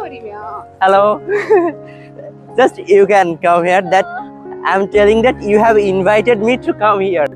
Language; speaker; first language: English; non-native, fluent; Bangla